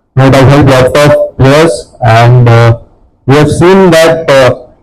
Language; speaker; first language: English; non-native, local second language; Telugu